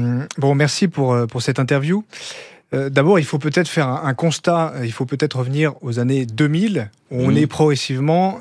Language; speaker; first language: French; native; French